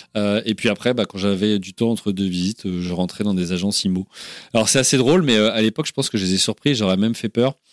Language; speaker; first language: French; native; French